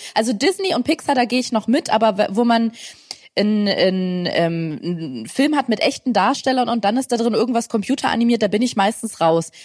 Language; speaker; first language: German; native; German